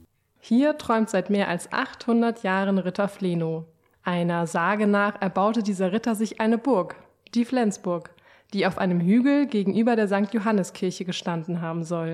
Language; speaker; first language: German; native; German